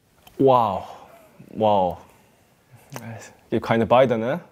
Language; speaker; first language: German; non-native, learner; Korean